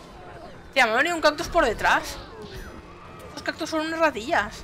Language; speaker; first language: Spanish; native; Spanish